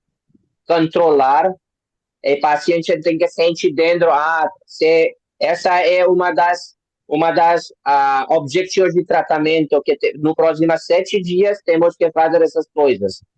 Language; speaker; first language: Portuguese; non-native, learner; Hindi